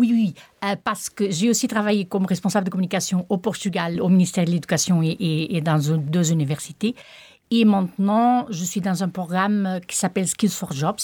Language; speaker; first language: French; non-native, fluent; Portuguese